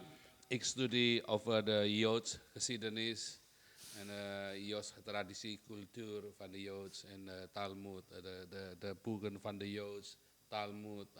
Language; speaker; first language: Dutch; non-native, learner; Indonesian